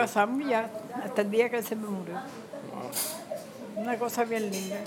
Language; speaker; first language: Spanish; native; Spanish